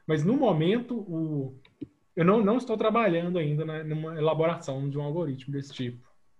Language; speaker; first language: Portuguese; native; Portuguese